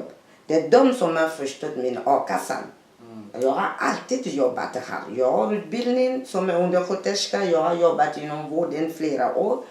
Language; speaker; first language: Swedish; non-native, fluent; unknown